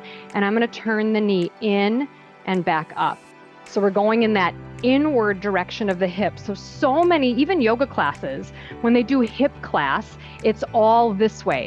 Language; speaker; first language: English; native; English